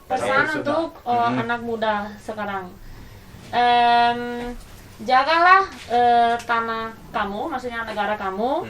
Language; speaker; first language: Indonesian; non-native, fluent; Spanish